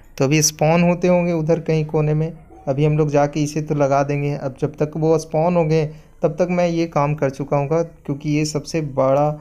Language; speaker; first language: Hindi; native; Hindi